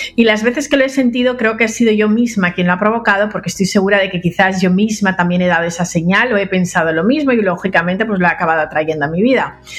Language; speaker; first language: Spanish; early bilingual, other home language; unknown